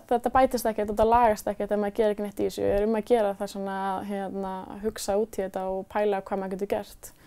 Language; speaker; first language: Icelandic; native; Icelandic